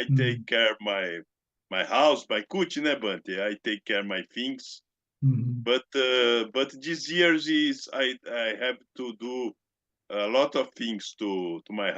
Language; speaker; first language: English; non-native, learner; Portuguese